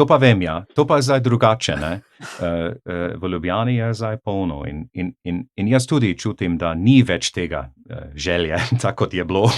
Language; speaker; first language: Slovenian; non-native, fluent; English